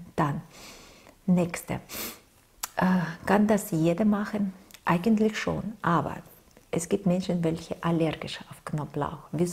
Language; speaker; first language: German; non-native, fluent; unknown